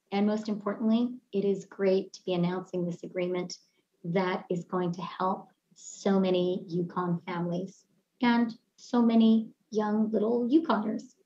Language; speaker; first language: English; native; English